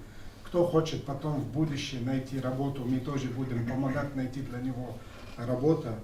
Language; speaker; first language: Russian; non-native, fluent; Arabic